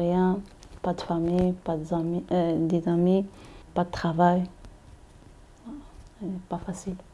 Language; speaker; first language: French; non-native, learner; Arabic